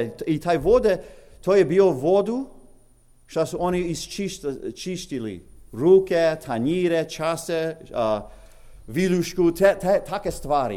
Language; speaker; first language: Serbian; early bilingual, heritage; English